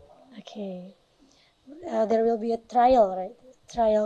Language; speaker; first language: English; non-native, learner; Indonesian